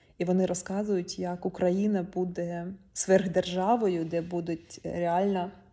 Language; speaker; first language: Ukrainian; non-native, local second language; Russian